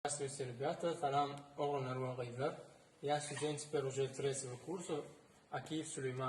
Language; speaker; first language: Russian; non-native, fluent; Turkmen